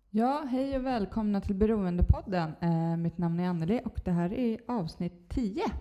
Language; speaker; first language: Swedish; native; Swedish